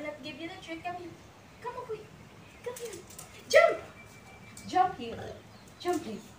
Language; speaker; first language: English; non-native, local second language; Filipino